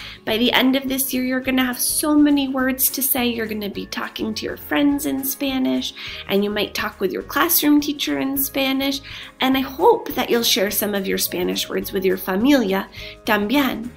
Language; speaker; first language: English; native; English